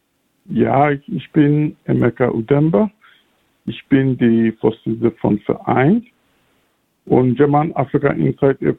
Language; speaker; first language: German; non-native, fluent; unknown